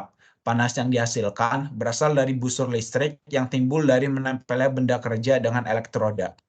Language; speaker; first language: Indonesian; native; Indonesian